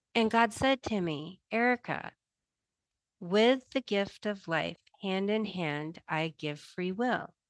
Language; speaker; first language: English; native; English